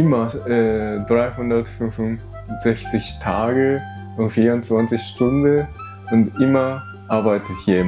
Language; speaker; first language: German; non-native, fluent; Japanese